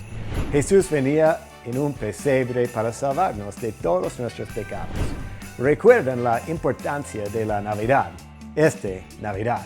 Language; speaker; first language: Spanish; non-native, fluent; English